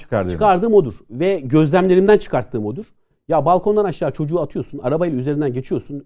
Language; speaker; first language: Turkish; native; Turkish